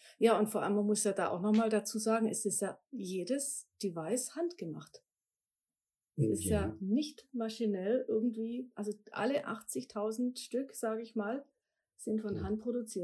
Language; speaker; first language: German; native; German